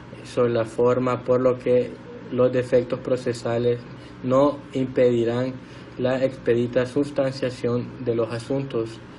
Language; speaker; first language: Spanish; native; Spanish